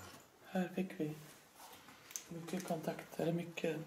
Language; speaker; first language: Swedish; native; Swedish